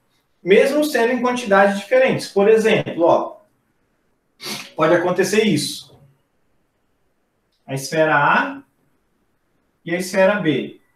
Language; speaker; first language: Portuguese; native; Portuguese